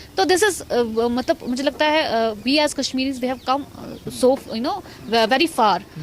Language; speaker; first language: Hindi; non-native, local second language; Kashmiri